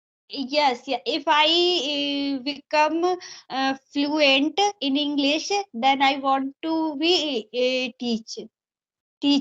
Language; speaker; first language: English; non-native, learner; Hindi